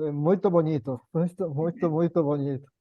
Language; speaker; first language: Portuguese; non-native, learner; Japanese